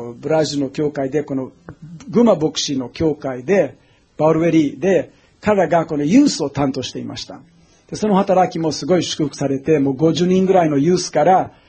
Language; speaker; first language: Japanese; non-native, fluent; English